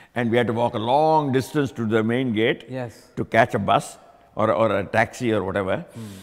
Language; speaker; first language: English; non-native, local second language; Tamil